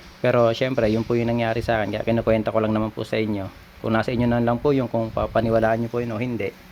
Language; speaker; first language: Filipino; non-native, local second language; Bikol